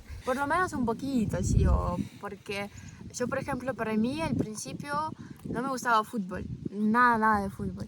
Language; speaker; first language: Spanish; non-native, fluent; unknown